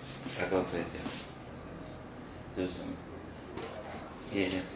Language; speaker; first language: Chinese; non-native, local second language; Min Nan Chinese